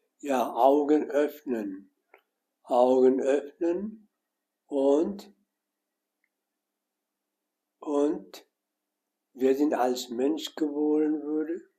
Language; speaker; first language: German; non-native, learner; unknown